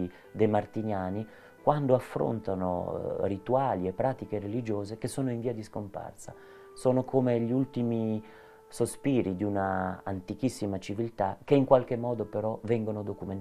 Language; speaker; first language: Italian; native; Italian